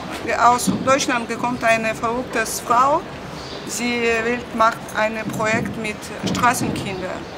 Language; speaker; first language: German; non-native, learner; Russian